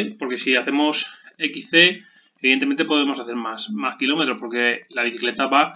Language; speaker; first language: Spanish; native; Spanish